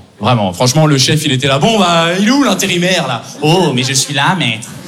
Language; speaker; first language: French; native; French